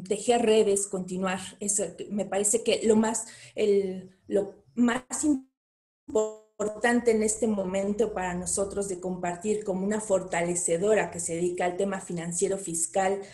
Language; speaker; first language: Spanish; native; Spanish